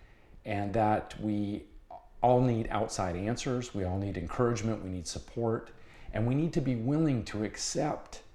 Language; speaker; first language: English; native; English